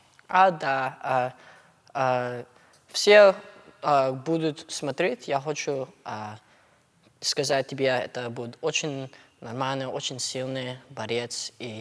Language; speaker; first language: Russian; non-native, learner; English